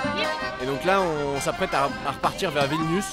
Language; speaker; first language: French; native; French